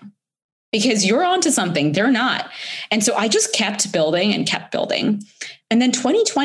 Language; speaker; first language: English; early bilingual, other home language; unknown